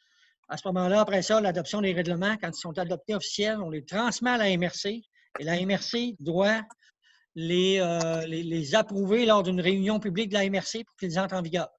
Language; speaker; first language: French; native; French